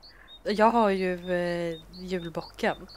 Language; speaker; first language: Swedish; native; Swedish